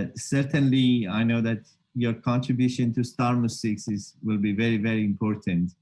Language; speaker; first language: English; non-native, fluent; Armenian